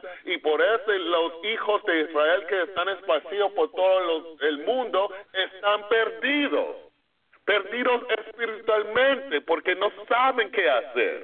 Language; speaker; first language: Spanish; non-native, fluent; English